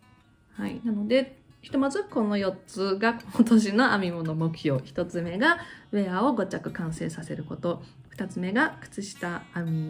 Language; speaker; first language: Japanese; native; Japanese